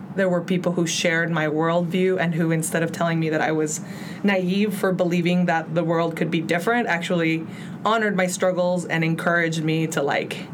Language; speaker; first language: English; early bilingual, other home language; Spanish